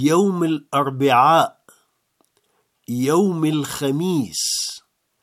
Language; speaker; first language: Arabic; non-native, fluent; French